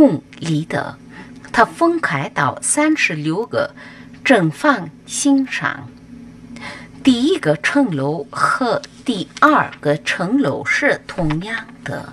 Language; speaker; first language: Chinese; non-native, fluent; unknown